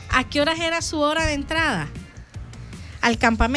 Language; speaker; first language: Spanish; native; Spanish